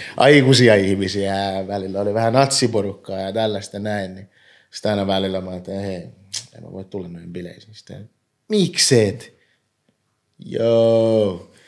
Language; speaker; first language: Finnish; early bilingual, other home language; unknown